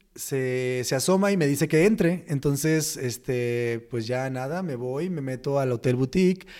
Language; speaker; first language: Spanish; native; Spanish